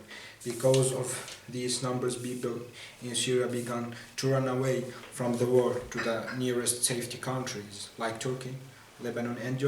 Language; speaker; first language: English; non-native, learner; Arabic